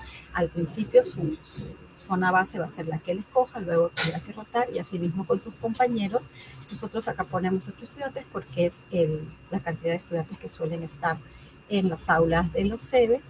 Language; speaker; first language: Spanish; native; Spanish